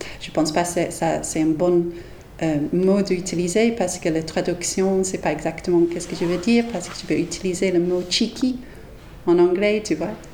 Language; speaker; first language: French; non-native, fluent; English